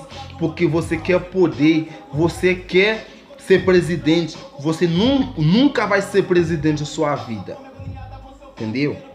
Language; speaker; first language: Portuguese; non-native, learner; Haitian Creole